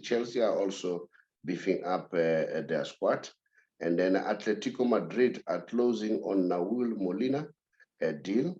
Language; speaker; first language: English; non-native, local second language; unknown